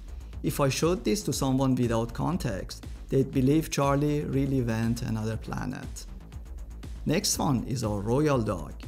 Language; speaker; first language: English; non-native, fluent; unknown